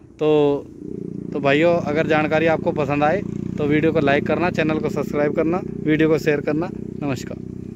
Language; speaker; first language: Hindi; native; Hindi